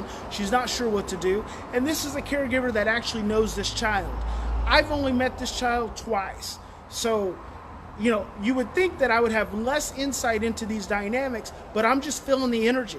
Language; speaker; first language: English; native; English